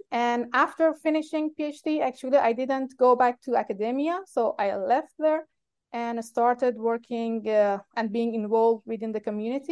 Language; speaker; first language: English; non-native, fluent; Persian